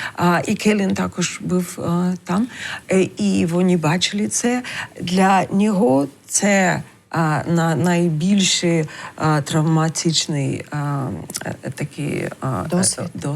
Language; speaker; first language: Ukrainian; non-native, learner; English